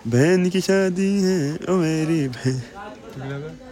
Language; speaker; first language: Hindi; non-native, local second language; Marathi